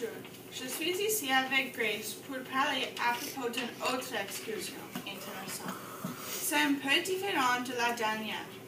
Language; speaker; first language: French; non-native, learner; English